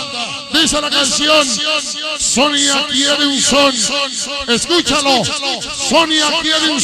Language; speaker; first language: Spanish; native; Spanish